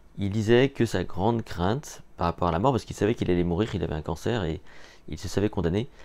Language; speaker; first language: French; native; French